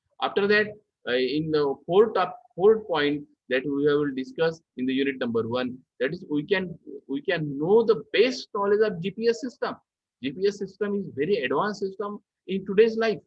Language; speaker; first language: English; non-native, local second language; Marathi